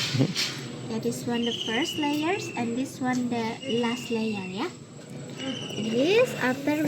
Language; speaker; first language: English; non-native, local second language; Indonesian